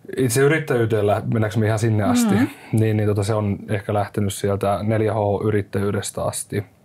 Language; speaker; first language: Finnish; native; Finnish